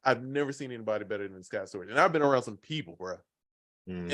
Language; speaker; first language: English; native; English